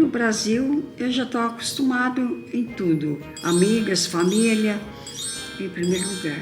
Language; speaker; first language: Portuguese; non-native, local second language; Japanese